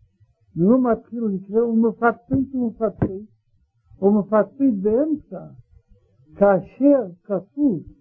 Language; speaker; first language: Hebrew; non-native, learner; Russian